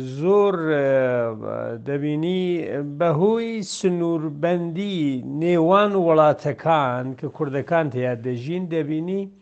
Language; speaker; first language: Central Kurdish; non-native, local second language; Southern Kurdish